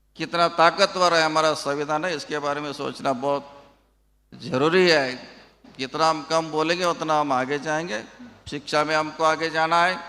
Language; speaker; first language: Hindi; non-native, local second language; Kannada